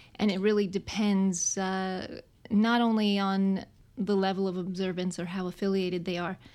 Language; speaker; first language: English; native; English